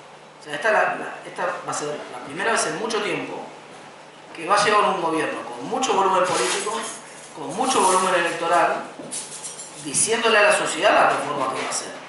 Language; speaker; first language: Spanish; native; Spanish